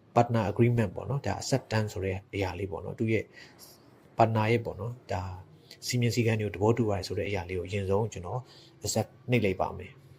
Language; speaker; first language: Burmese; native; Burmese